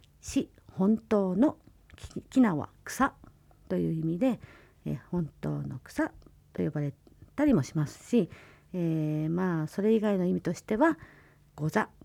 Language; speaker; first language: Japanese; native; Japanese